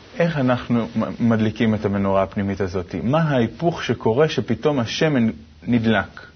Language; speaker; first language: Hebrew; native; Hebrew